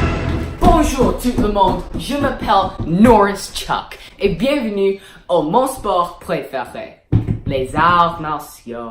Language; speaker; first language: French; non-native, learner; English